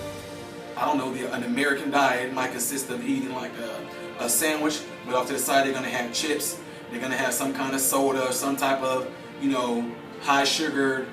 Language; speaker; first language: English; native; English